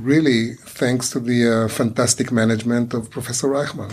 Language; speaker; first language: English; non-native, fluent; Hebrew